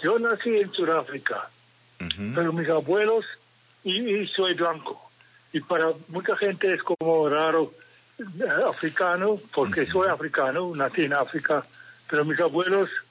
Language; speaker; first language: Spanish; non-native, fluent; English